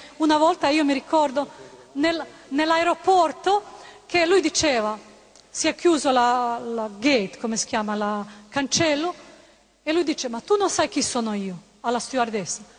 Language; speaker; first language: Italian; non-native, fluent; Croatian